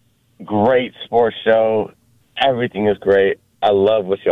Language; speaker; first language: English; native; English